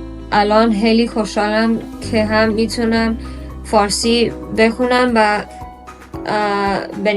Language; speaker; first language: Persian; early bilingual, heritage; Persian